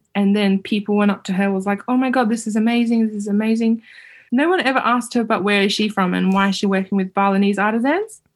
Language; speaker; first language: English; early bilingual, other home language; Uyghur